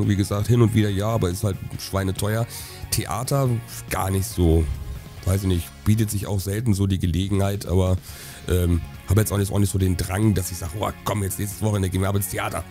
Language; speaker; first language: German; native; German